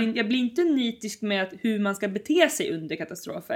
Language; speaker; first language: Swedish; native; Swedish